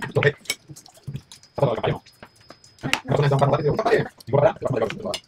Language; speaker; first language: Indonesian; non-native, learner; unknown